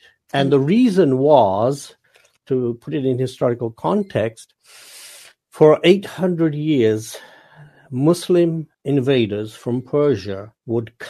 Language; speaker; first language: English; non-native, local second language; Punjabi